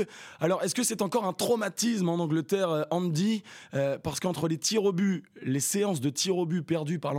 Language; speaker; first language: French; native; French